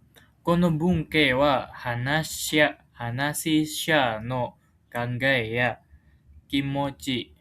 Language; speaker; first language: Japanese; non-native, learner; Indonesian